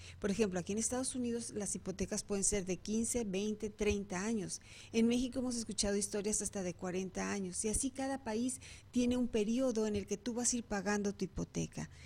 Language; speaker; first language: Spanish; native; Spanish